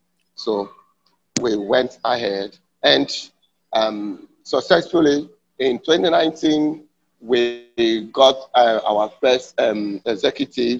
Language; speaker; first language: English; non-native, local second language; Krio